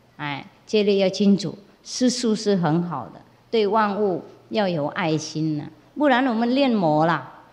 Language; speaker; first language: Chinese; non-native, fluent; Vietnamese